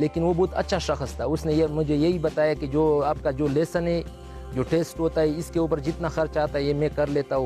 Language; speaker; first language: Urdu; non-native, local second language; Pashto